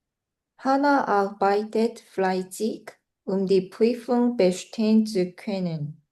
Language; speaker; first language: German; non-native, learner; Korean